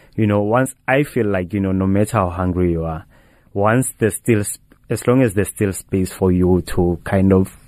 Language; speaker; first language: English; non-native, local second language; Tswana